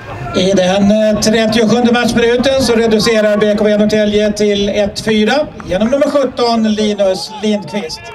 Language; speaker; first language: Swedish; native; Swedish